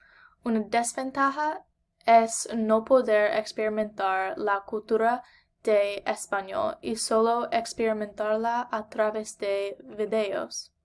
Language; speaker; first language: Spanish; non-native, learner; English